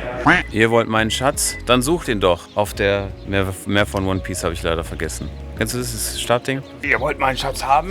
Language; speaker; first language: German; native; German